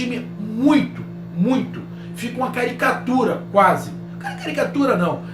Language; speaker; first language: Portuguese; native; Portuguese